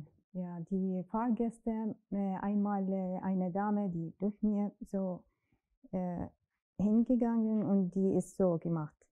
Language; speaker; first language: German; non-native, learner; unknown